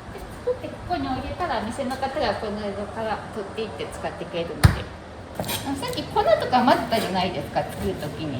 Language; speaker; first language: Japanese; native; Japanese